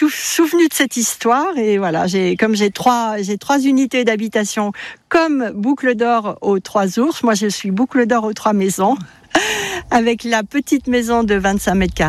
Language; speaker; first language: French; native; French